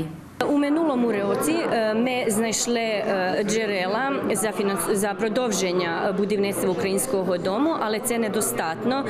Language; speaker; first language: Ukrainian; early bilingual, heritage; Ukrainian